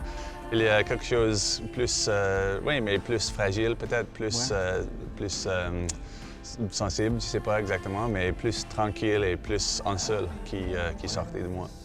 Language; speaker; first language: French; non-native, fluent; English